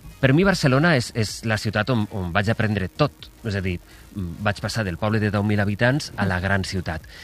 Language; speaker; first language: Catalan; native; Catalan